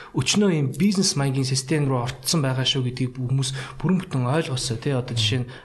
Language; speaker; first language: Mongolian; early bilingual, other home language; Russian